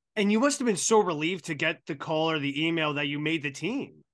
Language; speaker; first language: English; native; English